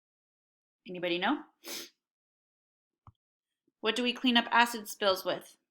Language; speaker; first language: English; native; English